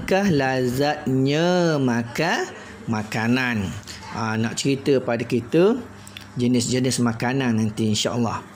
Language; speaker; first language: Malay; native; Malay